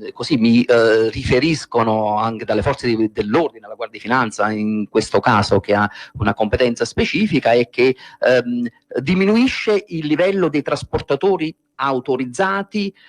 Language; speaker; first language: Italian; native; Italian